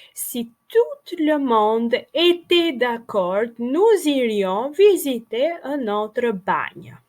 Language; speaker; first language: French; non-native, fluent; Albanian